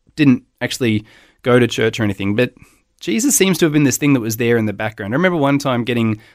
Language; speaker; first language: English; native; English